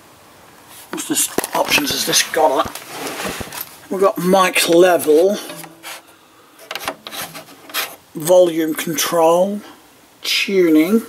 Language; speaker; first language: English; native; English